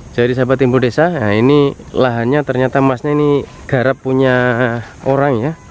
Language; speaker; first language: Indonesian; non-native, local second language; Javanese